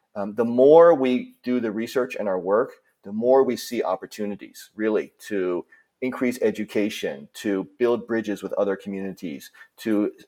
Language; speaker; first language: English; native; English